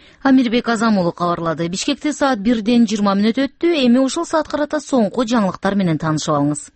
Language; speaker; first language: Kyrgyz; native; Kyrgyz